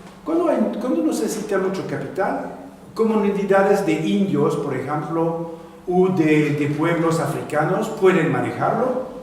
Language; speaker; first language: Spanish; non-native, fluent; French